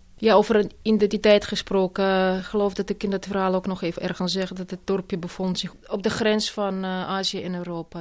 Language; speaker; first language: Dutch; non-native, fluent; Russian